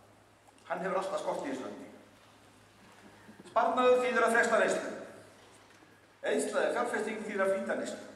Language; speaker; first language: Icelandic; native; Icelandic